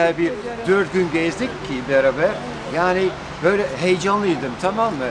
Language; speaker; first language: Turkish; non-native, fluent; Dutch